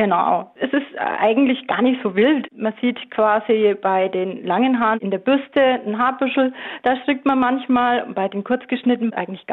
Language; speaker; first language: German; native; German